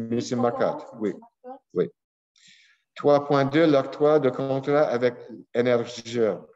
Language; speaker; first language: French; non-native, local second language; English